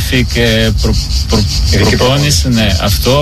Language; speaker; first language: Greek; non-native, learner; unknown